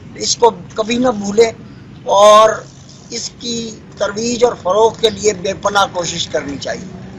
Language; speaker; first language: Urdu; non-native, local second language; Pahari-Potwari